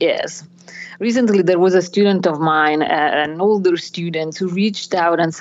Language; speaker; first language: English; non-native, fluent; Italian